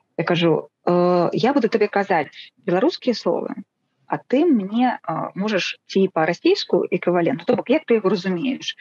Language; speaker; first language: Belarusian; non-native, local second language; Russian